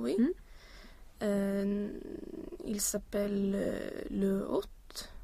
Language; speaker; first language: French; non-native, learner; Swedish